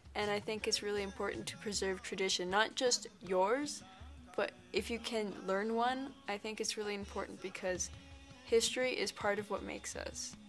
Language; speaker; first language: English; native; English